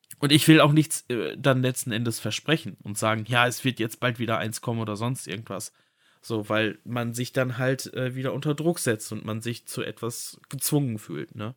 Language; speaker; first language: German; native; German